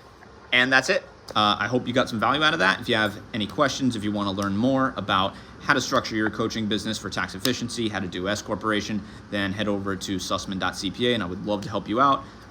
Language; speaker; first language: English; native; English